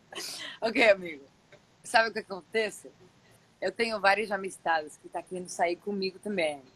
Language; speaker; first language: Portuguese; non-native, fluent; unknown